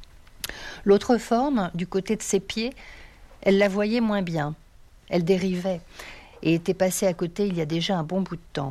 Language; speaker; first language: French; native; French